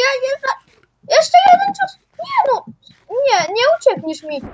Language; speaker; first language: Polish; native; Polish